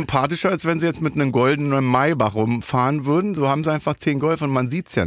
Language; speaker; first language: German; native; German